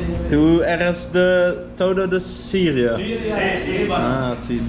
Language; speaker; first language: Spanish; non-native, learner; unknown